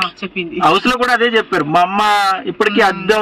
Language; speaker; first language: Telugu; native; Telugu